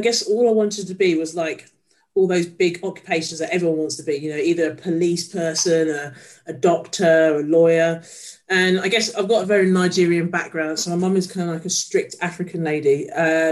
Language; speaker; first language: English; native; English